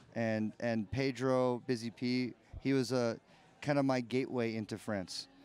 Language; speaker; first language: English; native; English